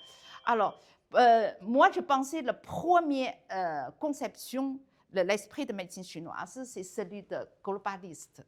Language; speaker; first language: French; non-native, learner; Chinese